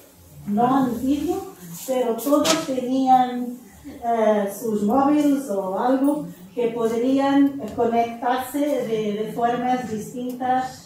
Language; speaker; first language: Spanish; non-native, learner; Portuguese